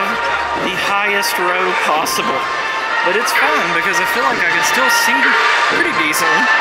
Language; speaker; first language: English; native; English